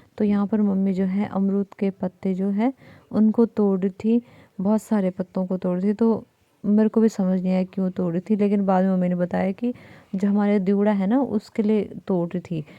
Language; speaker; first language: Hindi; native; Hindi